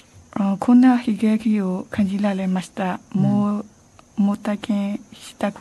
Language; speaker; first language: Japanese; non-native, learner; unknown